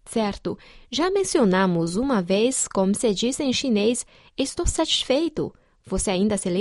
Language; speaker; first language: Portuguese; non-native, fluent; Chinese